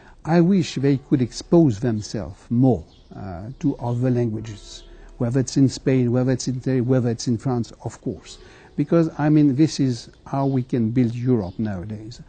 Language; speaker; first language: English; non-native, fluent; French